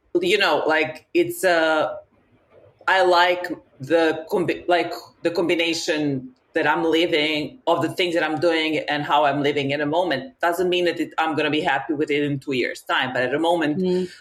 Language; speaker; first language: English; non-native, fluent; Serbian